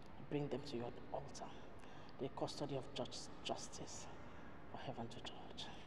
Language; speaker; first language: English; non-native, local second language; Ibibio